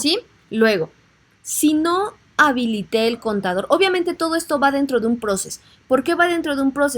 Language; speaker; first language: Spanish; native; Spanish